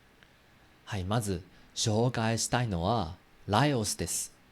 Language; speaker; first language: Japanese; non-native, learner; Chinese